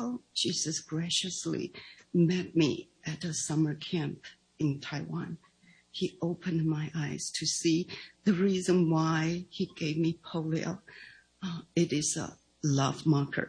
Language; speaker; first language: English; non-native, fluent; Chinese